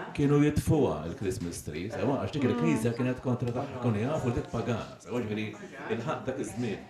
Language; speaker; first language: Maltese; native; Maltese